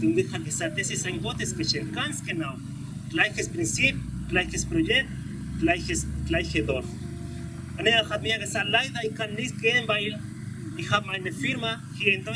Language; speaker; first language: German; non-native, learner; Spanish